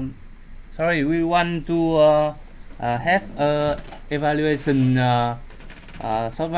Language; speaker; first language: English; non-native, learner; Vietnamese